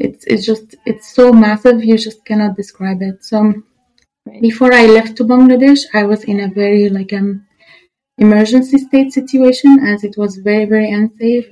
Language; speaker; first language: English; non-native, fluent; Arabic